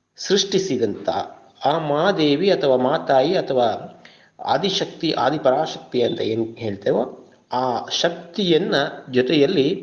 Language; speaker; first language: Kannada; non-native, local second language; Kodava